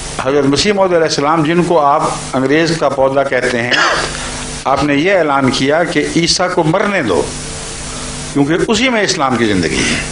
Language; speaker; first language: Urdu; native; Urdu